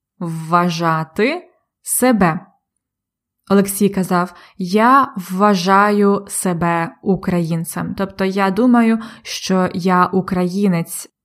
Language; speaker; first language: Ukrainian; native; Ukrainian